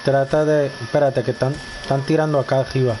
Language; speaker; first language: Spanish; native; Spanish